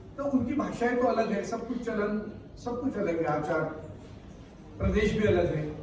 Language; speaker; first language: Hindi; non-native, local second language; Marathi